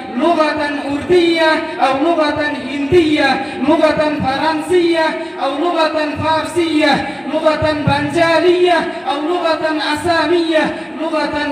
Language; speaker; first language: Arabic; non-native, learner; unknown